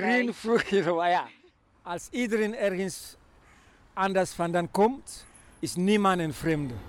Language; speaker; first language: Dutch; non-native, learner; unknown